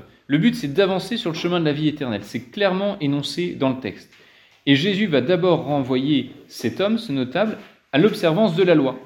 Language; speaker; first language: French; native; French